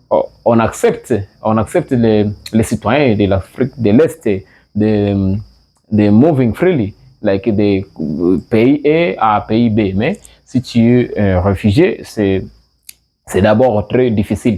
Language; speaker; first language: French; non-native, learner; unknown